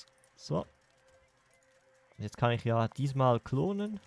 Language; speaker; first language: German; native; German